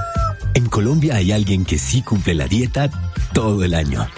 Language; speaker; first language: Spanish; native; Spanish